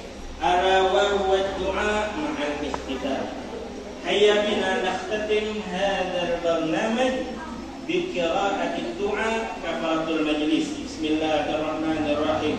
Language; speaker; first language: Arabic; non-native, learner; Indonesian